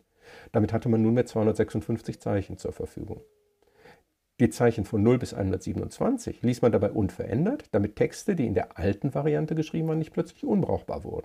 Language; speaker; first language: German; native; German